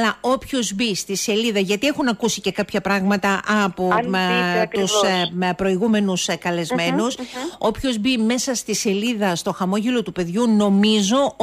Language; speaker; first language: Greek; native; Greek